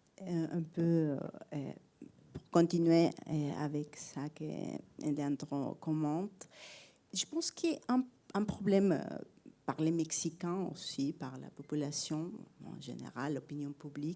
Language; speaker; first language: French; non-native, fluent; Spanish